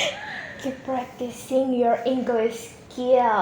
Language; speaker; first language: English; non-native, learner; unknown